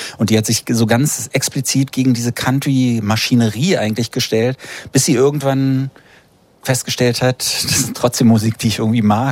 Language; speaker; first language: German; native; German